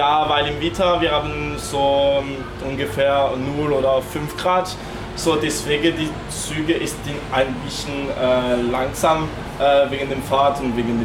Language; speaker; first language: German; non-native, learner; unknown